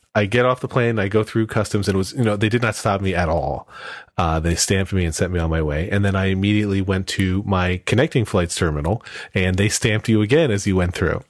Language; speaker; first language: English; native; English